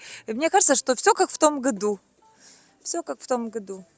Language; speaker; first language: Russian; native; Russian